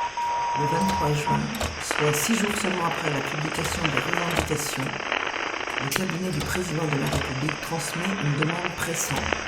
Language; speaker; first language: French; native; French